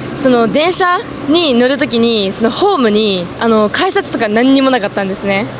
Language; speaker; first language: Japanese; native; Japanese